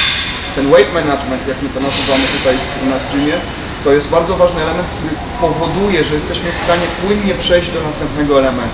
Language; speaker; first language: Polish; native; Polish